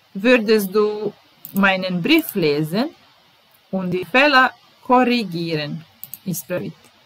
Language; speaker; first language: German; non-native, fluent; Serbian